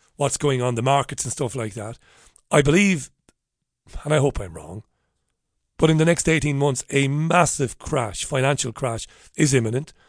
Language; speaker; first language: English; native; English